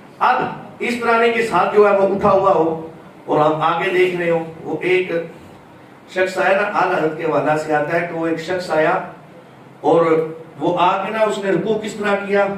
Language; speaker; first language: Urdu; non-native, local second language; Punjabi